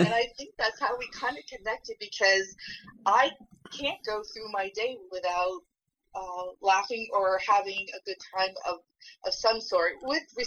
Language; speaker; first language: English; native; English